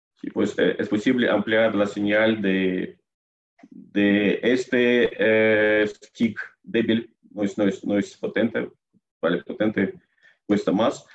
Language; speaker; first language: Spanish; non-native, learner; Russian